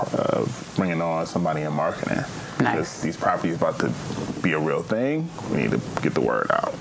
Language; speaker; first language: English; native; English